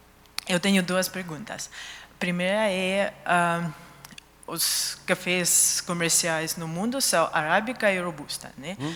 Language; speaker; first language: Portuguese; non-native, fluent; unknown